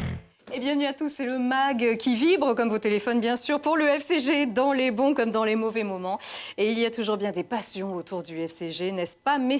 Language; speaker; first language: French; native; French